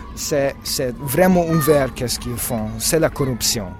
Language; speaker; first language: French; non-native, fluent; Hungarian